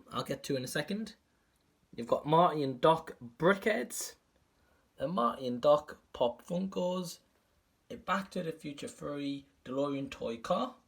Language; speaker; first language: English; native; English